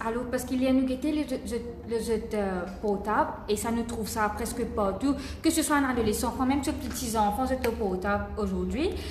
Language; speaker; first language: French; non-native, local second language; Morisyen